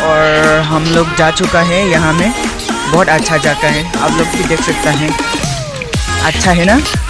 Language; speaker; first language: Hindi; non-native, local second language; Khasi